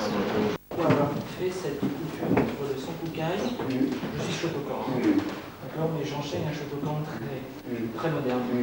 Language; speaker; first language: French; native; French